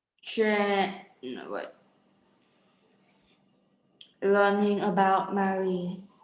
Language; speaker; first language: English; non-native, learner; Vietnamese